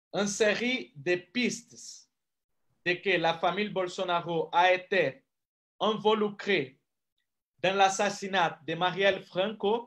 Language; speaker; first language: French; non-native, fluent; Portuguese